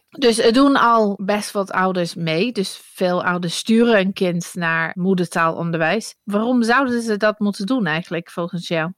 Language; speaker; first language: Dutch; non-native, fluent; English